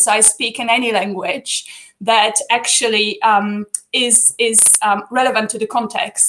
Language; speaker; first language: English; non-native, fluent; Polish